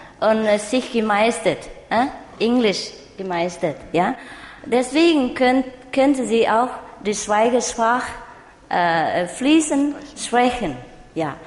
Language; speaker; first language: German; non-native, learner; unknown